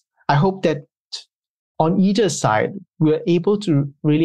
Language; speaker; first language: English; native; English